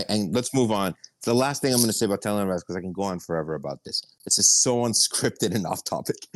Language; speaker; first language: English; early bilingual, other home language; Spanish